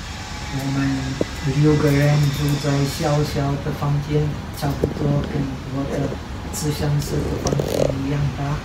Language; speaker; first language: Chinese; non-native, fluent; Czech